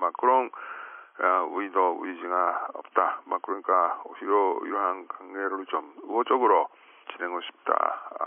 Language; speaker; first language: Korean; non-native, fluent; Japanese